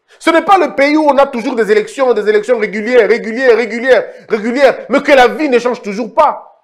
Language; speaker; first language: French; non-native, local second language; Lingala